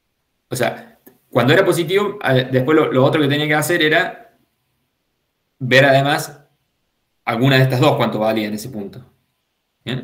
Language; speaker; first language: Spanish; native; Spanish